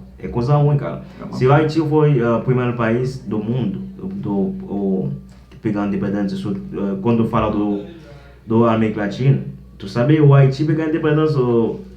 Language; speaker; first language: Portuguese; non-native, learner; Haitian Creole